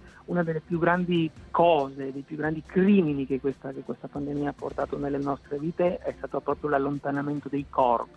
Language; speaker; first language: Italian; native; Italian